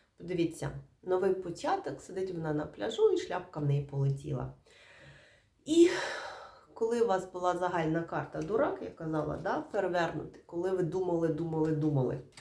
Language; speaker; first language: Ukrainian; native; Ukrainian